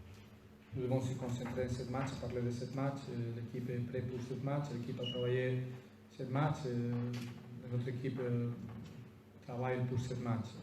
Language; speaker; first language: French; non-native, fluent; Spanish